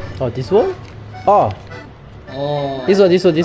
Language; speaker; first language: English; non-native, learner; Korean